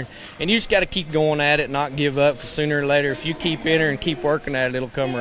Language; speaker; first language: English; native; English